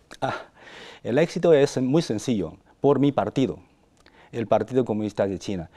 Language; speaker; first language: Spanish; non-native, fluent; Chinese